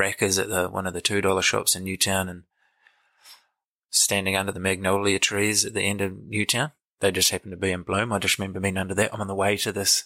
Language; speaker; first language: English; native; English